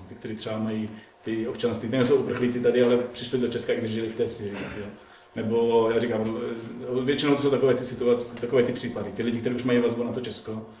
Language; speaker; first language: Czech; non-native, fluent; Arabic